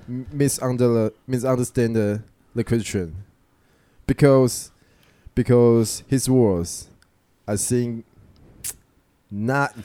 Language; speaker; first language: English; non-native, learner; Chinese